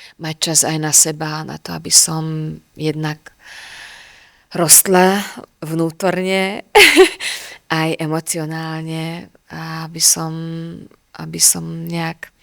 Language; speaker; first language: Slovak; non-native, local second language; Hungarian